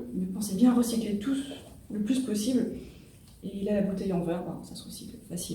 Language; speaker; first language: French; native; French